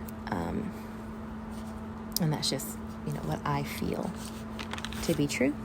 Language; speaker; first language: English; native; English